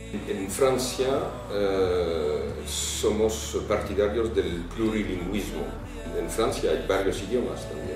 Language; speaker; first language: Spanish; non-native, fluent; French